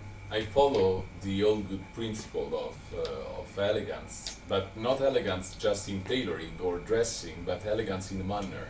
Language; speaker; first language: English; non-native, fluent; Italian